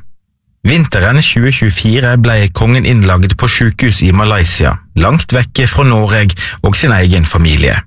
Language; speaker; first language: Norwegian; native; Norwegian